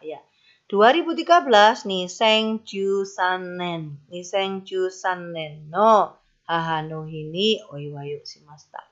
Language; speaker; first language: Japanese; non-native, fluent; Indonesian